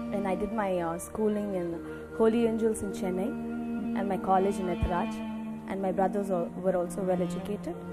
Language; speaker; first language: English; non-native, local second language; Telugu